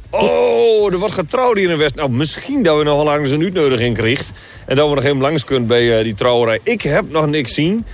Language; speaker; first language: Dutch; native; Dutch